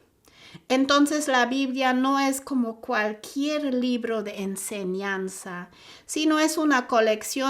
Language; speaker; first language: Spanish; non-native, fluent; German